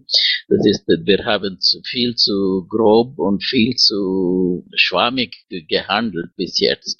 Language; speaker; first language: German; non-native, fluent; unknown